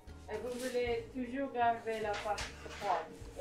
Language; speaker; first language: French; non-native, learner; English